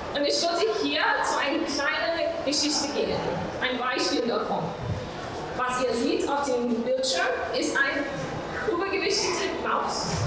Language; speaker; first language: German; non-native, fluent; English